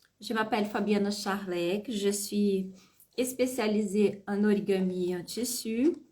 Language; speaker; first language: French; non-native, fluent; Portuguese